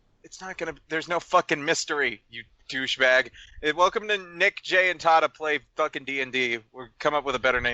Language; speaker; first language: English; native; English